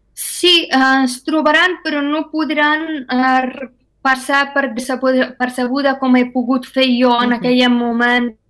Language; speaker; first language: Catalan; non-native, fluent; Persian